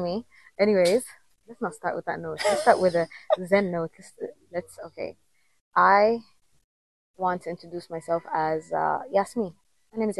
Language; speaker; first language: English; non-native, fluent; Somali